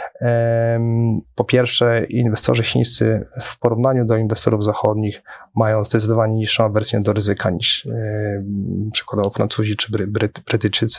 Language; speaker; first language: Polish; native; Polish